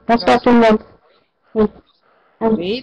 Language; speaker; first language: French; non-native, learner; Arabic